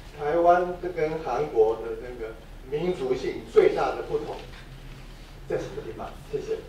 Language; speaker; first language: Chinese; non-native, fluent; Korean